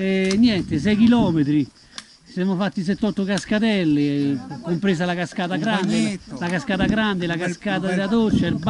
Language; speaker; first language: Italian; native; Italian